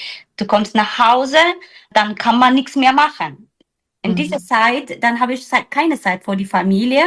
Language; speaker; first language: German; non-native, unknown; Tigrinya